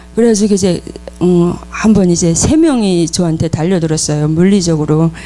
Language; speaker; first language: Korean; native; Korean